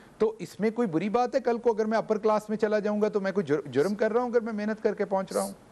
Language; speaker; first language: Urdu; non-native, local second language; Punjabi